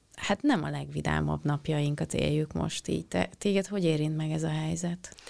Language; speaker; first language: Hungarian; native; Hungarian